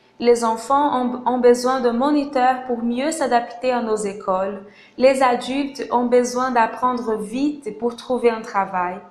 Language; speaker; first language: French; non-native, fluent; Portuguese